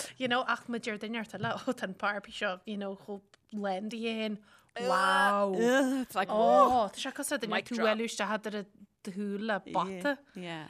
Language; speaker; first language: Irish; native; Irish